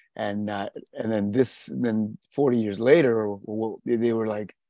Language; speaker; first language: English; native; English